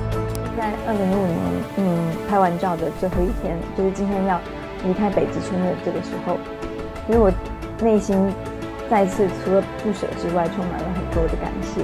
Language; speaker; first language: Chinese; native; Chinese